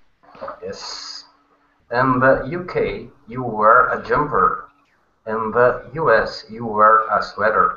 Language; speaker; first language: English; non-native, fluent; Portuguese